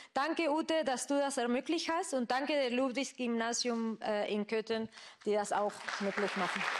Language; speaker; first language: German; non-native, fluent; Spanish